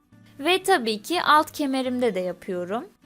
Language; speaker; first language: Turkish; native; Turkish